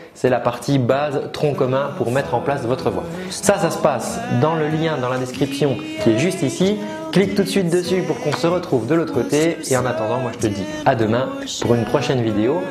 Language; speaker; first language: French; native; French